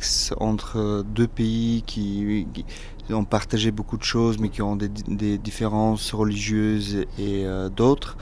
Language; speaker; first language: French; non-native, fluent; Bulgarian